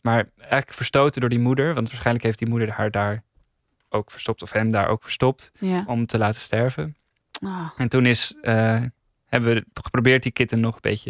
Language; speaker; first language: Dutch; native; Dutch